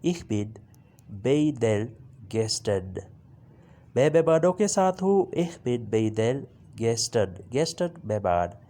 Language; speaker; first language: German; non-native, fluent; Urdu